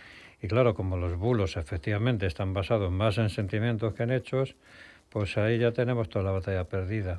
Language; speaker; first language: Spanish; native; Spanish